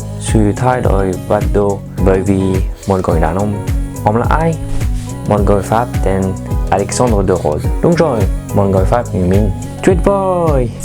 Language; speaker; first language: Vietnamese; non-native, learner; French